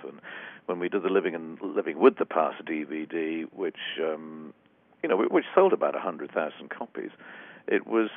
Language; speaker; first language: English; native; English